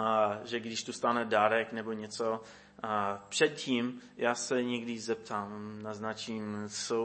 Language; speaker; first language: Czech; non-native, fluent; English